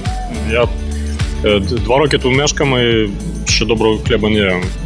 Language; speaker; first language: Polish; non-native, learner; Ukrainian